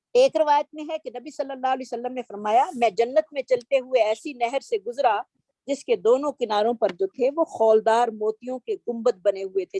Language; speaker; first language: Urdu; native; Urdu